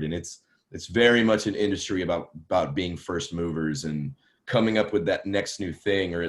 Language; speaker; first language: English; native; English